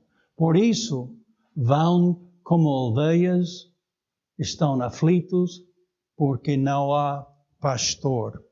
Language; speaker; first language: Portuguese; native; Portuguese